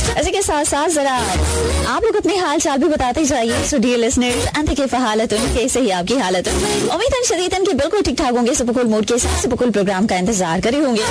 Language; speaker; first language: Urdu; non-native, local second language; Sindhi